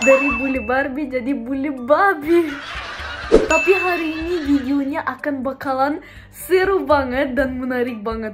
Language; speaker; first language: Indonesian; non-native, fluent; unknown